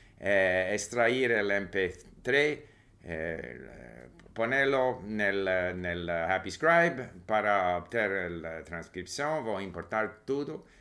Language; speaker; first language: Spanish; non-native, fluent; English